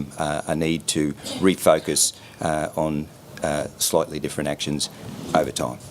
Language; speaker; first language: English; native; English